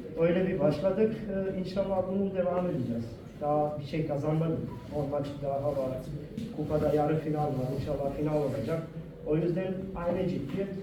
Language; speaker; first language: Turkish; non-native, fluent; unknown